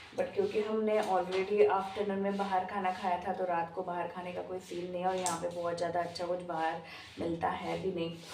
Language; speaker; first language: Hindi; non-native, local second language; Bangla